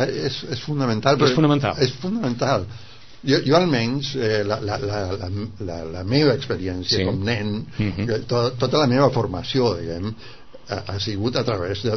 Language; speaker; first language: Catalan; non-native, fluent; Spanish